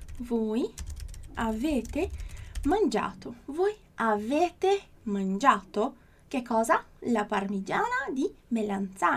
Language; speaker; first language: Italian; non-native, fluent; Portuguese